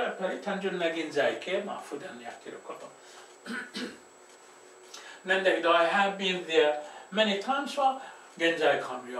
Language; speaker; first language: Japanese; non-native, fluent; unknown